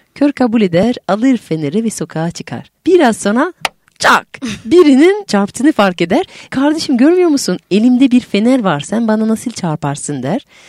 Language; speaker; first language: Turkish; non-native, fluent; French